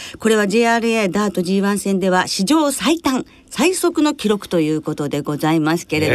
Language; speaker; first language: Japanese; native; Japanese